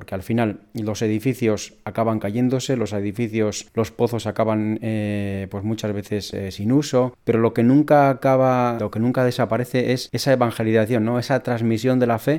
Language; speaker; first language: Spanish; native; Spanish